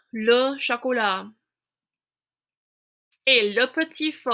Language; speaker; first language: French; non-native, fluent; English